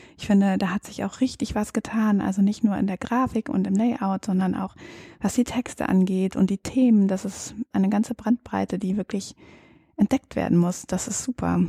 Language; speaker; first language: German; native; German